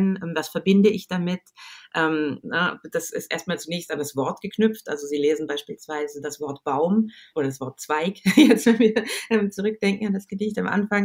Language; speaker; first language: German; native; German